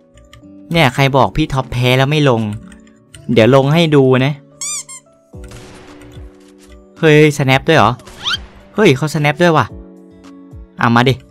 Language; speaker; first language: Thai; native; Thai